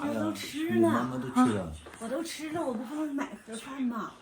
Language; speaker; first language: Chinese; native; Chinese